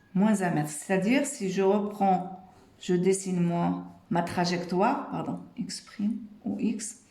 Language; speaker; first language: French; non-native, local second language; Arabic